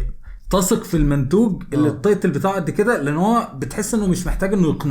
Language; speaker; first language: Arabic; native; Arabic